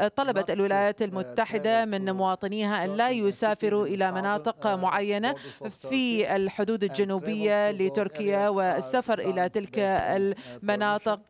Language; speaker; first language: Arabic; non-native, fluent; Turkish